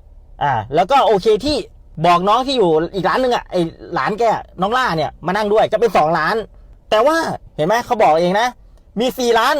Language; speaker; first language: Thai; native; Thai